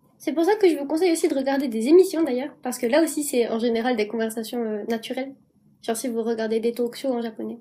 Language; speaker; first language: French; native; French